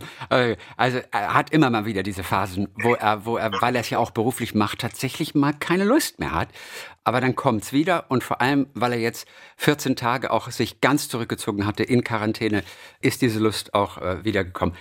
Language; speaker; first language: German; native; German